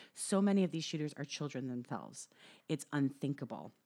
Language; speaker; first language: English; native; English